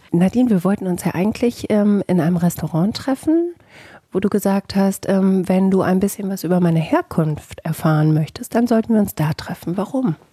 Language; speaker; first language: German; native; German